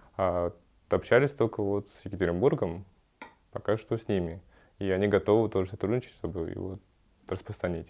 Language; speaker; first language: Russian; early bilingual, other home language; Kyrgyz